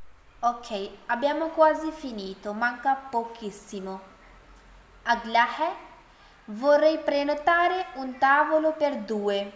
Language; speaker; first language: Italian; non-native, fluent; Urdu